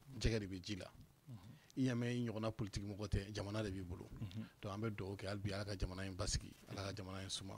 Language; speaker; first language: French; non-native, local second language; Bambara